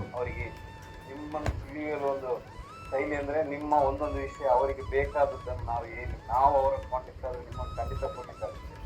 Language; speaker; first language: Kannada; non-native, local second language; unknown